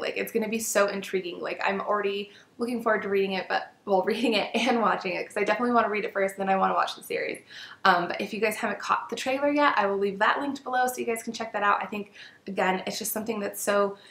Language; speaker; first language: English; native; English